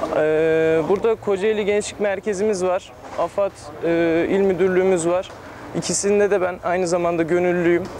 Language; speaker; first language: Turkish; native; Turkish